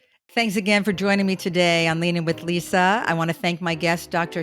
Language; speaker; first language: English; native; English